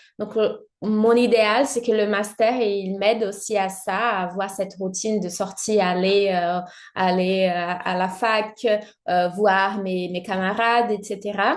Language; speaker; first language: French; non-native, fluent; Portuguese